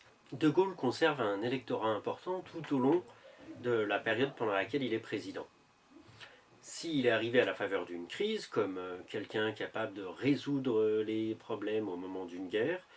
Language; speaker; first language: French; native; French